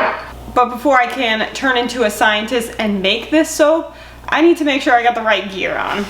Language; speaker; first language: English; native; English